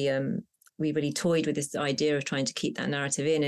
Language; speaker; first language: English; non-native, local second language; Punjabi